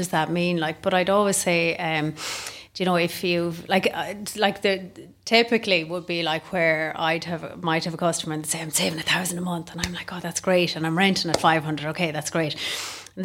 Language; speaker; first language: English; native; English